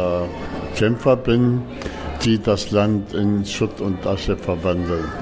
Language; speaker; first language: German; non-native, fluent; Arabic